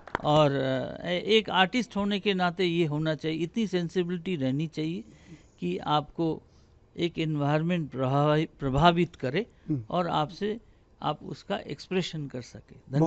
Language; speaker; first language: Hindi; native; Hindi